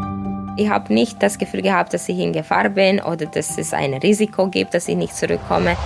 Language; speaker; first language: German; non-native, fluent; Romanian